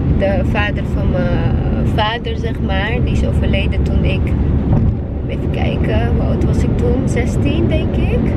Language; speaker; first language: Dutch; non-native, fluent; Chechen